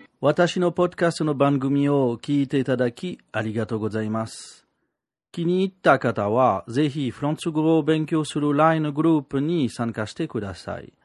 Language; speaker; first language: Japanese; non-native, learner; French